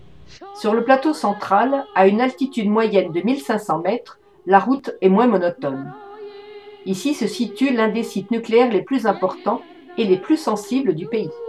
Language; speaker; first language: French; native; French